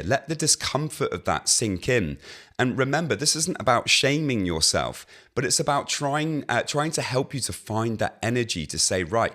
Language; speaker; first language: English; native; English